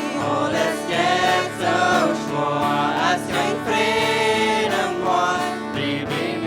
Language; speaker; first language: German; non-native, learner; Plautdietsch